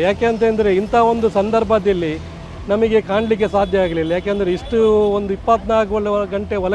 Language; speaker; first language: Kannada; native; Kannada